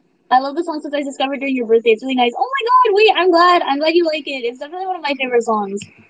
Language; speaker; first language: English; native; English